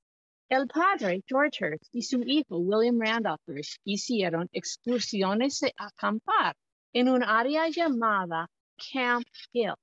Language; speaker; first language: Spanish; non-native, fluent; English